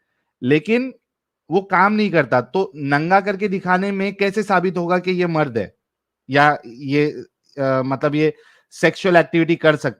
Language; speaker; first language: Hindi; native; Hindi